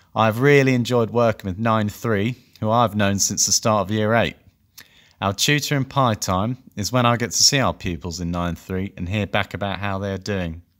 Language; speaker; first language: English; native; English